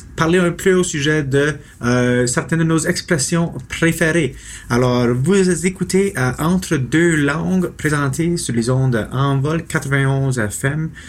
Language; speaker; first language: French; non-native, local second language; English